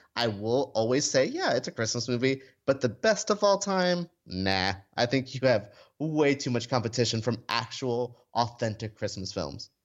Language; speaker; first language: English; native; English